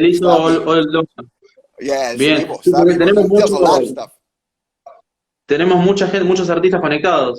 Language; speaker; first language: Spanish; native; Spanish